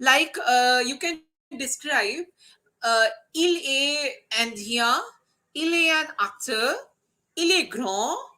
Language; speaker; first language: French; non-native, fluent; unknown